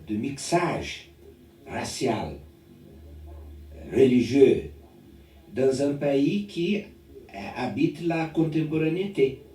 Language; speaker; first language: French; non-native, learner; Portuguese